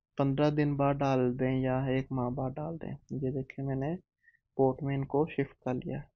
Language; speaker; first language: Urdu; non-native, local second language; Punjabi